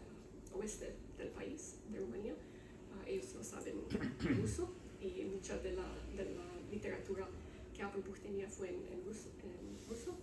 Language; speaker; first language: Spanish; non-native, learner; Romanian